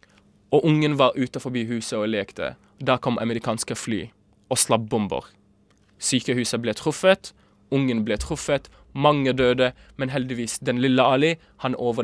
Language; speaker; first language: Norwegian; early bilingual, other home language; Arabic